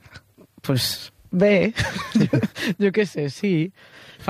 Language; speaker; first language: Catalan; non-native, learner; Spanish